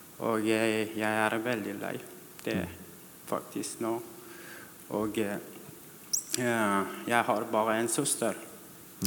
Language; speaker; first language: Norwegian; non-native, learner; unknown